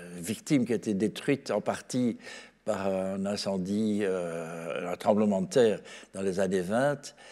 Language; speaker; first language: French; native; French